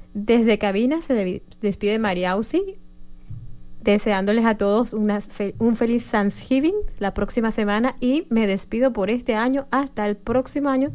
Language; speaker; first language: Spanish; native; Spanish